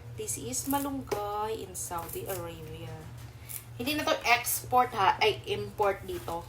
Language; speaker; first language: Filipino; non-native, local second language; Cebuano